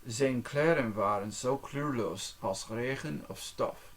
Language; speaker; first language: Dutch; non-native, learner; English